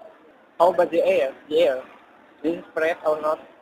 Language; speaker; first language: English; non-native, learner; Indonesian